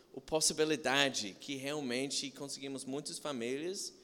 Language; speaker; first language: Portuguese; non-native, fluent; English